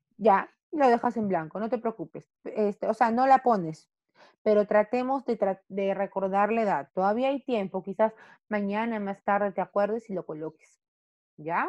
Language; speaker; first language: Spanish; native; Spanish